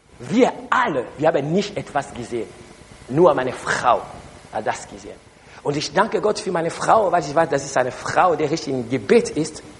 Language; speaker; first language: German; non-native, learner; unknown